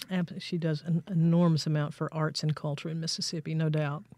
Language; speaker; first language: English; native; English